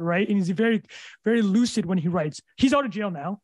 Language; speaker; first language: English; native; English